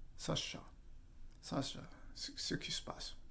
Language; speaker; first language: French; non-native, local second language; Arabic